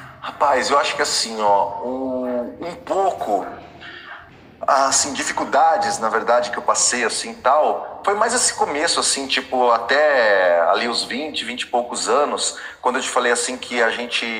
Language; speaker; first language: Portuguese; native; Portuguese